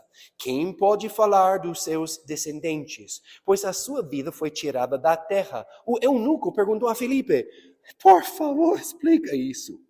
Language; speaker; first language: Portuguese; non-native, fluent; English